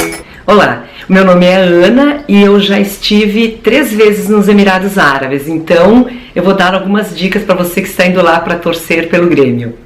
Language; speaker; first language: Portuguese; native; Portuguese